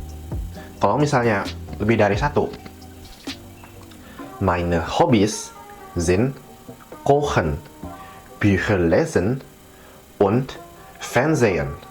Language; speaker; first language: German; non-native, fluent; Indonesian